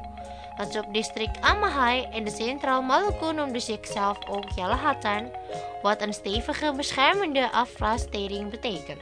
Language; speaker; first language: Dutch; non-native, learner; Indonesian